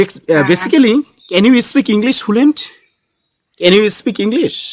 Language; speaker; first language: English; non-native, learner; Bangla